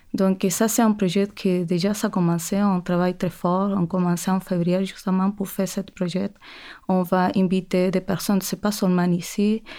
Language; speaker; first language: French; non-native, fluent; Spanish